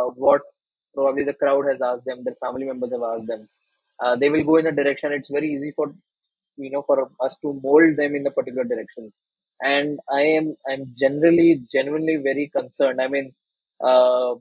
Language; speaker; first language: English; non-native, local second language; Hindi